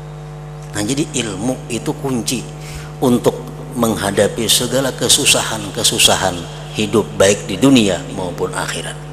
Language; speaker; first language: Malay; non-native, local second language; Banjar